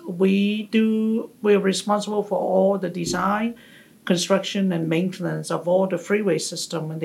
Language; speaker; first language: English; non-native, local second language; Cantonese